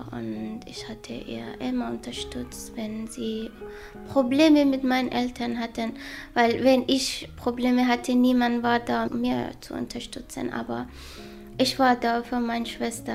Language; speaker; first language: German; non-native, learner; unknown